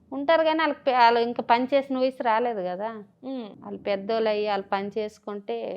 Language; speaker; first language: Telugu; native; Telugu